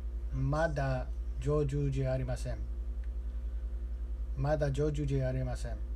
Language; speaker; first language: Japanese; non-native, learner; English